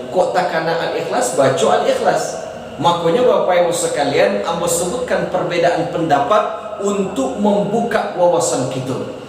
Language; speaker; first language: Malay; non-native, local second language; Minangkabau